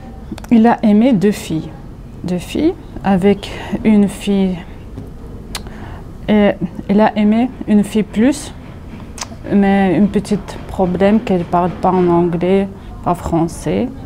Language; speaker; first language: French; non-native, fluent; Russian